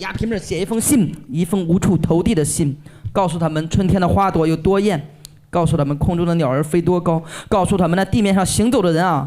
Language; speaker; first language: Chinese; native; Chinese